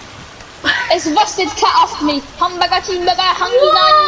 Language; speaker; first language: English; native; English